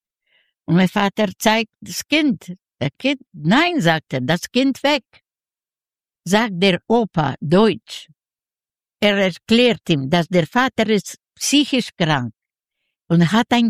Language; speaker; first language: German; non-native, learner; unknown